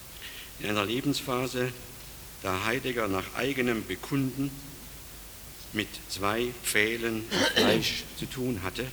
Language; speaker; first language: German; native; German